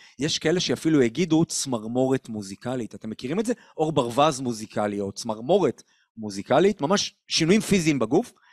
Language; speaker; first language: Hebrew; native; Hebrew